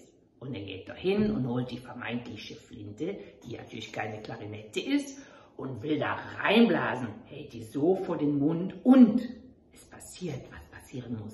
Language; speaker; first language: German; native; German